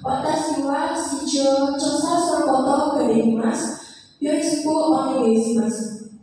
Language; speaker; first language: Japanese; non-native, learner; Indonesian